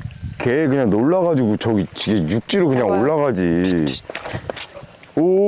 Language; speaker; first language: Korean; native; Korean